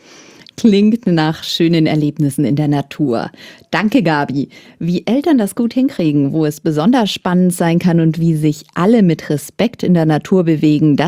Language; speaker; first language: German; native; German